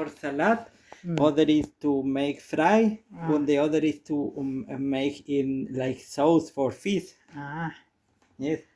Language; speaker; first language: English; non-native, learner; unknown